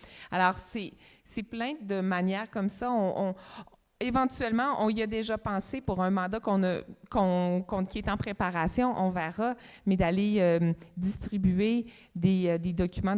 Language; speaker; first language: French; native; French